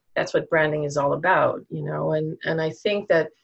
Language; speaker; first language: English; native; English